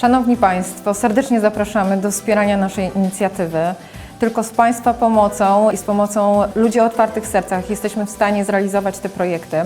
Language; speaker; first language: Polish; native; Polish